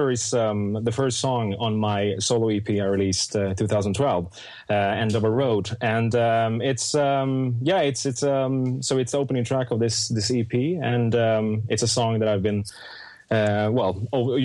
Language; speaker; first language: English; non-native, fluent; Swedish